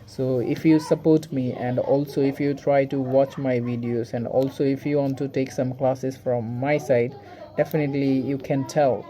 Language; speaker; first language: English; non-native, local second language; Bangla